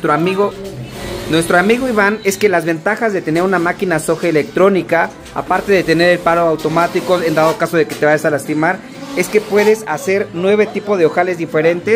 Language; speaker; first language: Spanish; native; Spanish